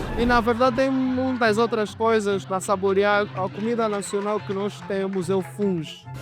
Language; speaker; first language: Portuguese; native; Portuguese